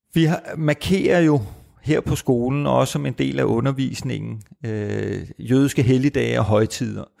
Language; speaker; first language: Danish; native; Danish